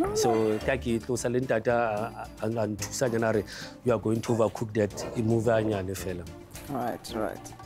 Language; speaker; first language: English; non-native, local second language; Southern Sotho